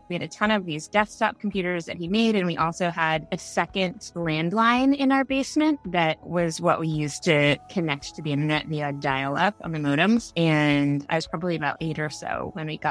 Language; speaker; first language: English; native; English